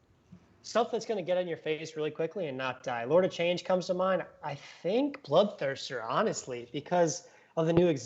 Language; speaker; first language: English; native; English